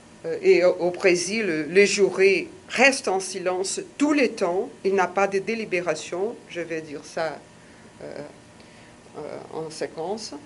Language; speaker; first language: French; non-native, fluent; Portuguese